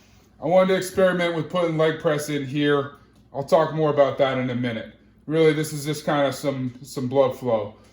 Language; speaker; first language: English; native; English